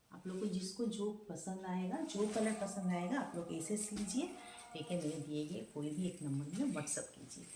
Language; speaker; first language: Hindi; non-native, local second language; Bangla